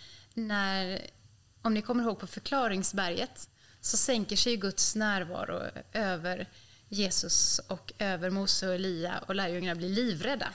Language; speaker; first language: Swedish; native; Swedish